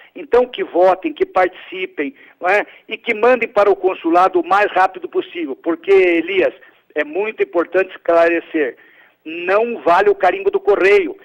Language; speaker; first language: Portuguese; early bilingual, other home language; Italian